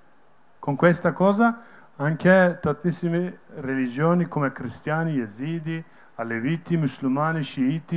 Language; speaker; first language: Italian; non-native, learner; Kurdish